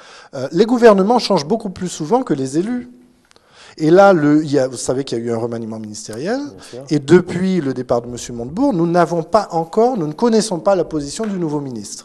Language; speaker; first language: French; native; French